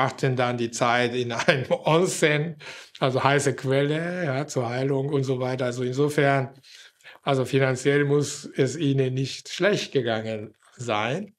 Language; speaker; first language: German; non-native, fluent; Japanese